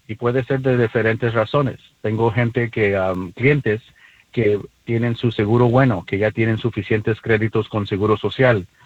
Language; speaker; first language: Spanish; early bilingual, heritage; Spanish